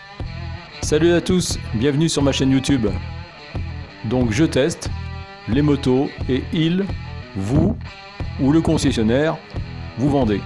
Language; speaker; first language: French; native; French